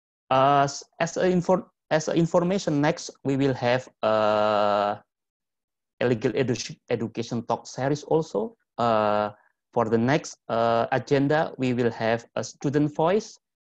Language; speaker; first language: English; non-native, fluent; Indonesian